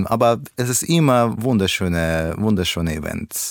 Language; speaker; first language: German; non-native, learner; Russian